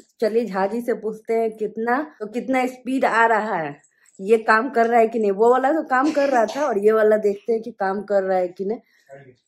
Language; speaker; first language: Hindi; native; Hindi